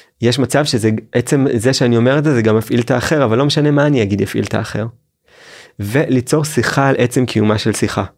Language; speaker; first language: Hebrew; native; Hebrew